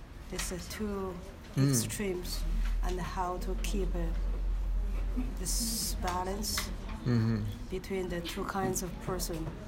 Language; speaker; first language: English; non-native, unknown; Chinese